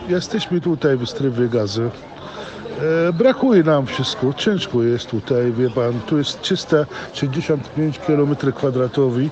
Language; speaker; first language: Polish; non-native, fluent; Arabic